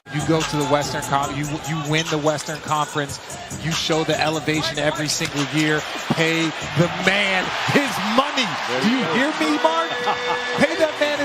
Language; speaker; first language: English; native; English